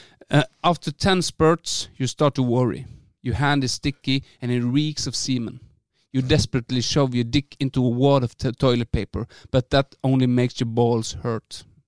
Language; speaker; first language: English; non-native, fluent; Norwegian